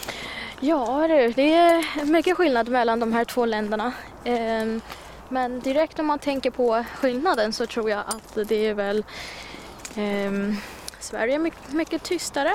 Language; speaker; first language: Swedish; non-native, fluent; Chinese